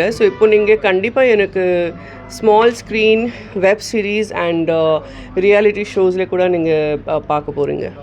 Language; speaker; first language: Tamil; non-native, fluent; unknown